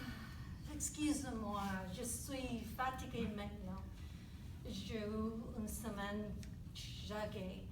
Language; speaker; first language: French; non-native, learner; English